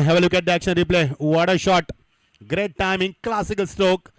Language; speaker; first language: English; non-native, local second language; Marathi